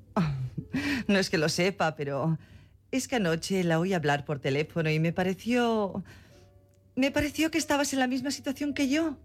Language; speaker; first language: Spanish; non-native, local second language; Catalan